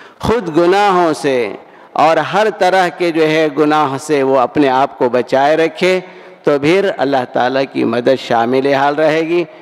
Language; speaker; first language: Urdu; native; Urdu